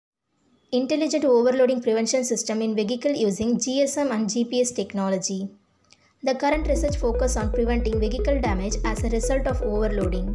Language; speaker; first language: English; non-native, local second language; Tamil